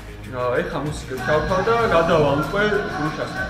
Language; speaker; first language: Georgian; native; Georgian